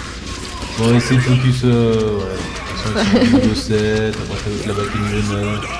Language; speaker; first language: French; native; French